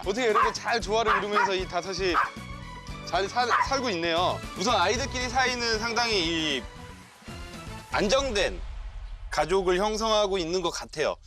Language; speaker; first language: Korean; native; Korean